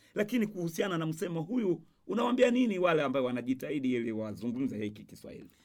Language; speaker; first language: Swahili; non-native, local second language; Rundi